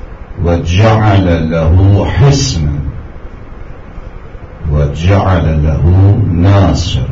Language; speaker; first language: Arabic; non-native, fluent; Persian